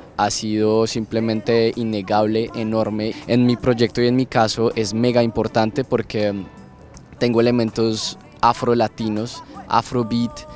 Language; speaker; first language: Spanish; non-native, fluent; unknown